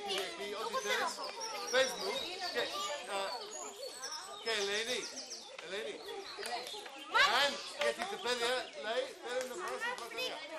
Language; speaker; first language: Greek; non-native, learner; English